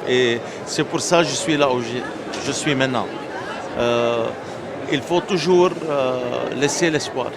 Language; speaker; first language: French; non-native, local second language; Arabic